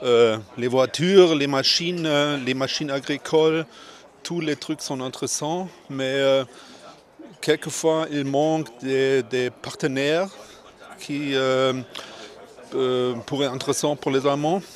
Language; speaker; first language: French; non-native, fluent; German